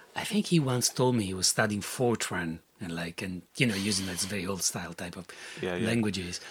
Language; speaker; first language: English; non-native, fluent; Italian